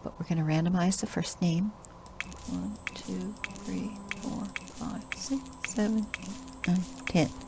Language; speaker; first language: English; native; English